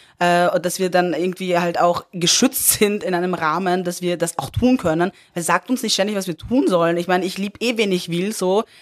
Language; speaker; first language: German; early bilingual, other home language; Persian